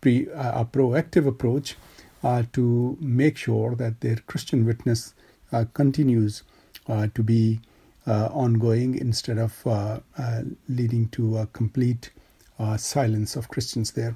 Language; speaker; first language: English; non-native, local second language; Urdu